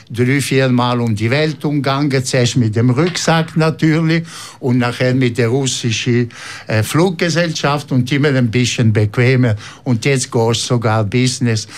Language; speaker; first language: German; non-native, local second language; Italian